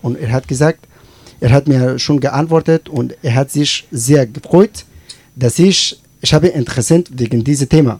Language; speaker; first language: German; non-native, learner; Persian